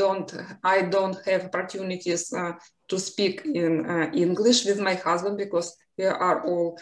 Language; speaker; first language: English; non-native, learner; Russian